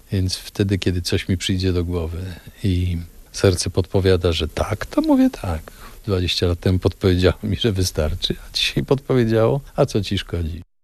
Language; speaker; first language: Polish; native; Polish